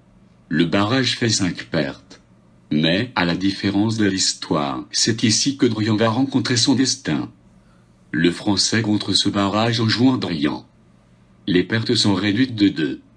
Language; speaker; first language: French; native; French